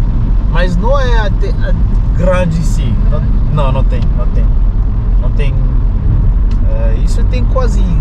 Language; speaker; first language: Portuguese; non-native, learner; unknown